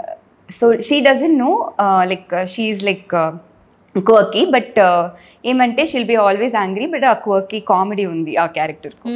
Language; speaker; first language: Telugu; non-native, learner; Tamil